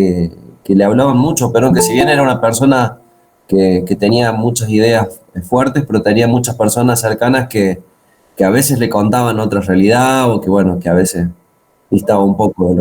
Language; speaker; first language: Spanish; native; Spanish